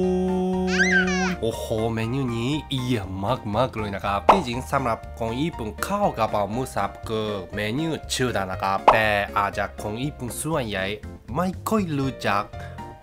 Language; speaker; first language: Thai; non-native, learner; Japanese